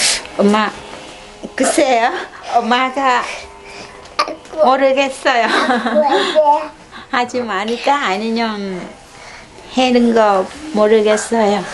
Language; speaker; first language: Korean; non-native, learner; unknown